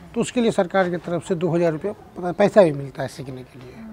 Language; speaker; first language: Hindi; native; Hindi